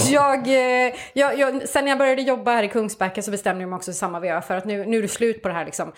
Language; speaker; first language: Swedish; native; Swedish